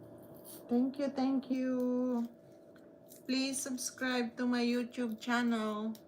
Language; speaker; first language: English; non-native, learner; Filipino